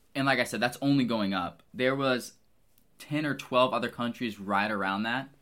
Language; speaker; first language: English; native; English